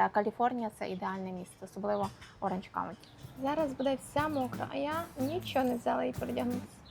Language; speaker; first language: Ukrainian; native; Ukrainian